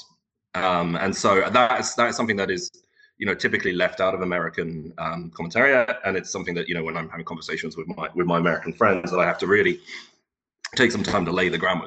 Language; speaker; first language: English; non-native, local second language; Turkish